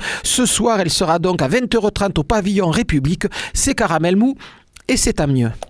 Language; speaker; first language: French; native; French